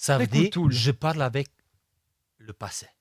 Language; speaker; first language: French; non-native, fluent; Romanian